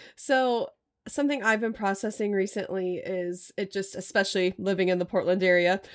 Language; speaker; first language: English; native; English